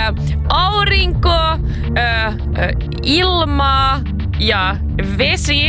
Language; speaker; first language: Finnish; non-native, local second language; Swedish